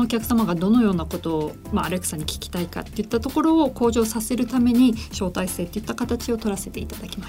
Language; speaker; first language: Japanese; native; Japanese